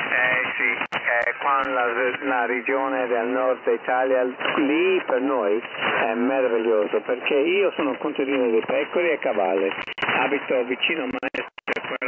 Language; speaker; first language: Italian; non-native, learner; English